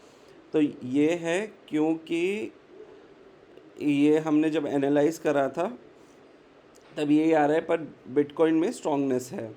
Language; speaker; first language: Hindi; native; Hindi